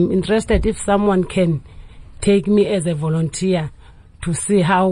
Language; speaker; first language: English; non-native, local second language; Xhosa